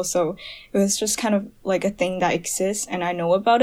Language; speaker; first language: English; non-native, local second language; Cantonese